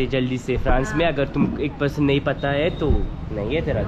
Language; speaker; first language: Hindi; non-native, learner; French